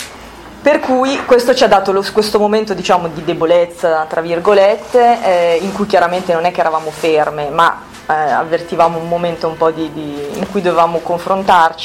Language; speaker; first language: Italian; native; Italian